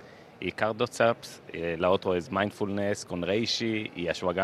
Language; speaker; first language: Spanish; non-native, learner; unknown